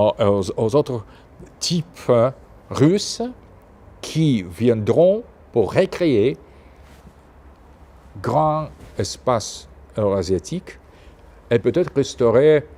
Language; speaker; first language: French; non-native, fluent; Russian